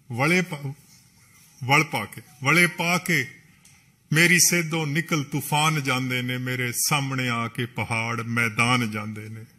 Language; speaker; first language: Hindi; non-native, local second language; Punjabi